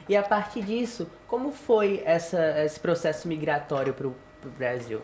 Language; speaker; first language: Portuguese; native; Portuguese